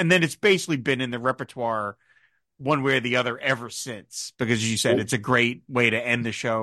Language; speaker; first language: English; native; English